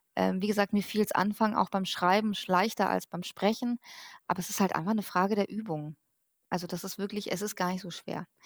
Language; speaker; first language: German; early bilingual, other home language; Persian